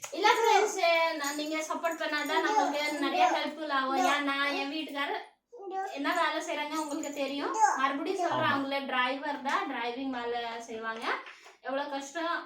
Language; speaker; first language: Tamil; non-native, local second language; Odia